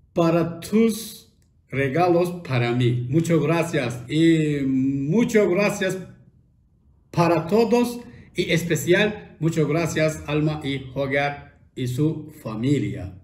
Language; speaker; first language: Spanish; non-native, learner; Turkish